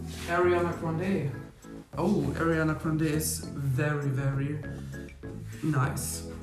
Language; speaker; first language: English; non-native, learner; German